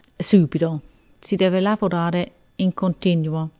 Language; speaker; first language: Italian; non-native, fluent; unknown